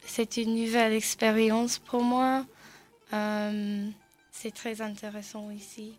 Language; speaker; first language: French; non-native, learner; English